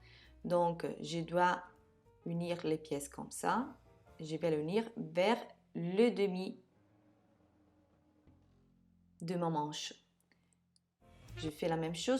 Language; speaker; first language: French; non-native, fluent; Italian